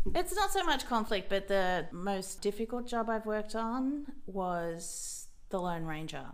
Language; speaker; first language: English; native; English